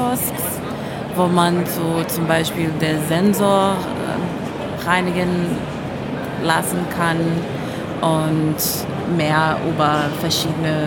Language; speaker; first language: German; non-native, fluent; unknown